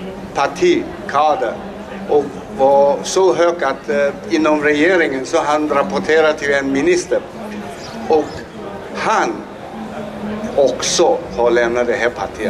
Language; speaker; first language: Swedish; non-native, fluent; Chinese